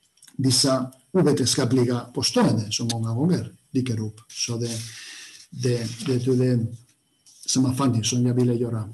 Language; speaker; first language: Swedish; non-native, fluent; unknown